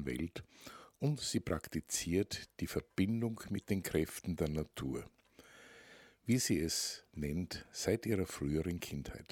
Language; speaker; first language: German; native; German